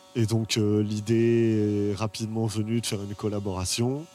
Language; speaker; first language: French; native; French